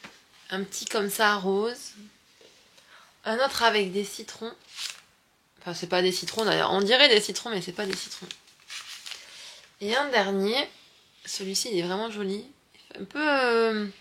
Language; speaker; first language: French; native; French